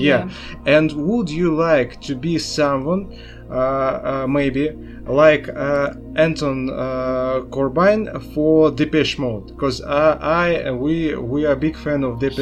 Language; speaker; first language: English; non-native, learner; Russian